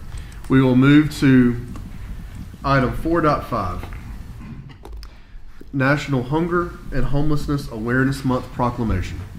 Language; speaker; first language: English; native; English